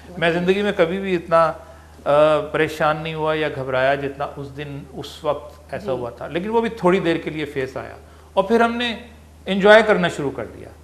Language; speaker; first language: Urdu; native; Urdu